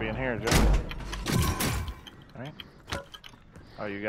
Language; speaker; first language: English; native; English